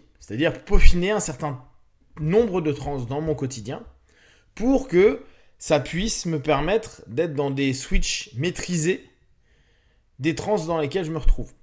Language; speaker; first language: French; native; French